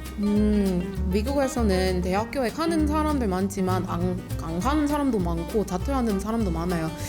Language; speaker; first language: Korean; non-native, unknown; English